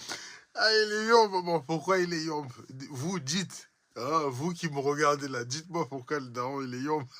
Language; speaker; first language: French; native; French